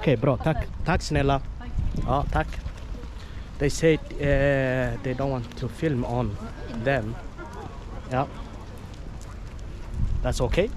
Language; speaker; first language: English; non-native, fluent; Somali